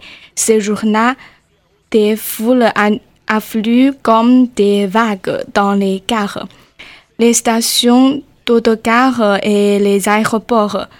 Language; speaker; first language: French; non-native, learner; Chinese